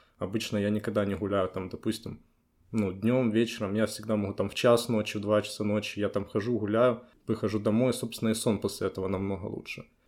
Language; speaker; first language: Russian; native; Russian